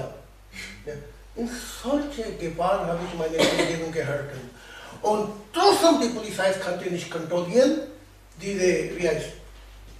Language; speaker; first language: German; non-native, learner; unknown